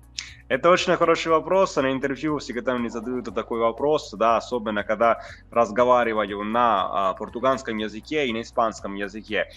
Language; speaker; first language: Russian; non-native, fluent; Italian